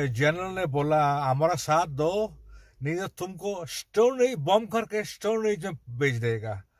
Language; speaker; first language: Hindi; non-native, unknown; Bangla